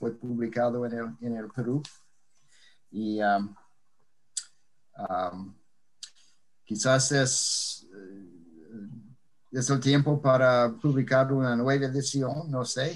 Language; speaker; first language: Spanish; non-native, fluent; English